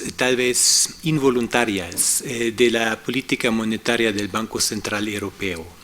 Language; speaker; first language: Spanish; non-native, fluent; German